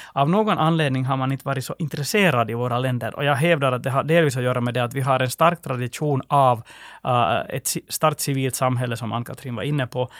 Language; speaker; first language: Swedish; native; Swedish